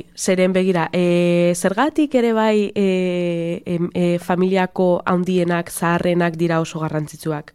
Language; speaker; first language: Basque; non-native, local second language; Spanish